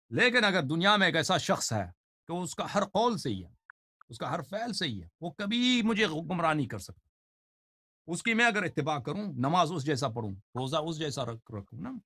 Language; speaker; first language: Urdu; non-native, fluent; Persian